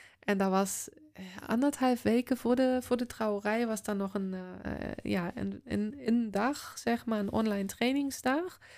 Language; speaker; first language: Dutch; non-native, fluent; German